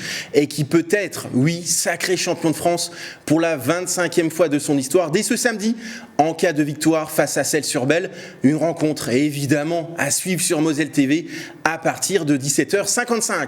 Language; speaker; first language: French; native; French